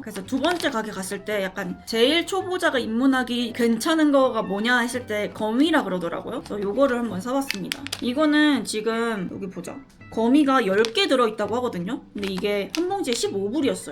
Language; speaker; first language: Korean; early bilingual, heritage; Korean